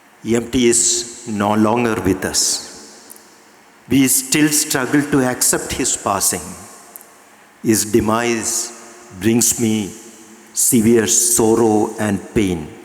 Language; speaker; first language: English; non-native, local second language; Malayalam